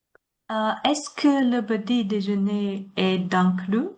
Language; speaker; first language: French; non-native, learner; Chinese